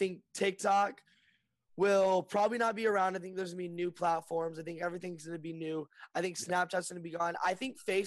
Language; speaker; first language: English; native; English